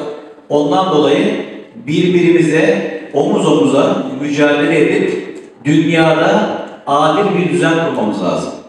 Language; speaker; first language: Turkish; native; Turkish